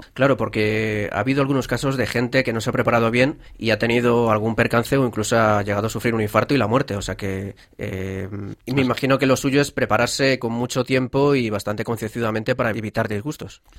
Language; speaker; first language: Spanish; native; Spanish